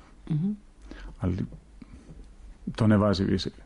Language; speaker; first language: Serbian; non-native, fluent; Greek